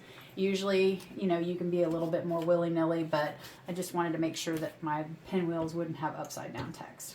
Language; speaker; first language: English; native; English